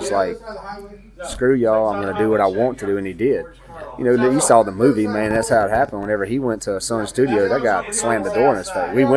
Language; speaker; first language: English; native; English